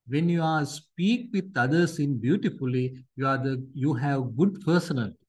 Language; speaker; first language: English; non-native, local second language; Sinhala